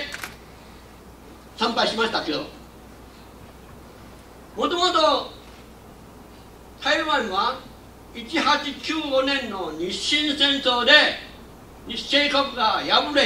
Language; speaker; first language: Japanese; non-native, local second language; Min Nan Chinese